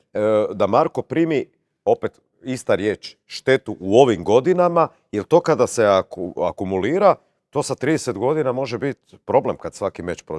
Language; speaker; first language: Croatian; native; Croatian